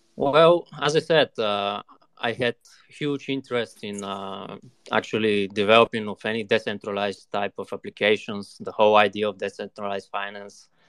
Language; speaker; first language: English; non-native, fluent; Bulgarian